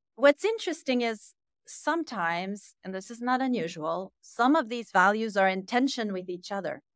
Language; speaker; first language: English; native; English